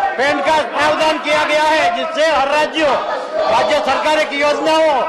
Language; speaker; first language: Hindi; non-native, local second language; Gujarati